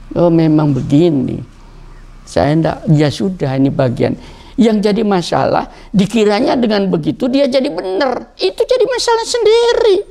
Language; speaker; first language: Indonesian; native; Indonesian